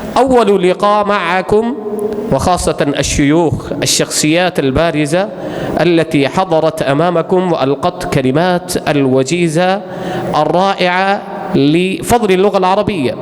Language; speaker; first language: Arabic; non-native, fluent; Urdu